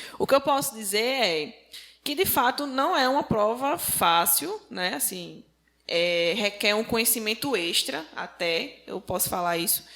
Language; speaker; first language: Portuguese; native; Portuguese